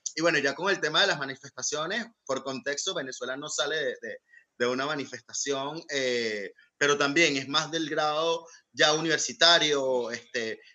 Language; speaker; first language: Spanish; native; Spanish